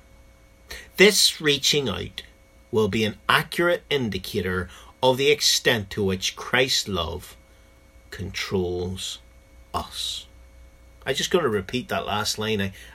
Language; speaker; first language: English; native; English